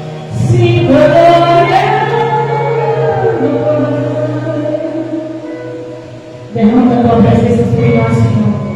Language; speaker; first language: Portuguese; native; Portuguese